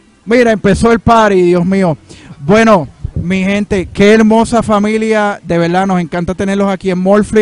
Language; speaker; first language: Spanish; native; Spanish